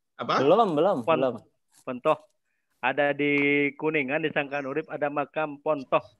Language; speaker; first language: Indonesian; native; Indonesian